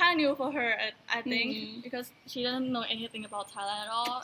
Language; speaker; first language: English; non-native, learner; Thai